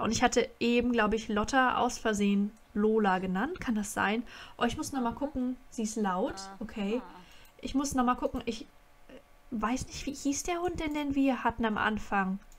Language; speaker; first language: German; native; German